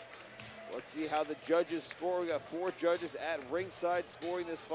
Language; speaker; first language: English; native; English